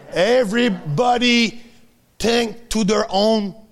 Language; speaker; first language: English; non-native, fluent; French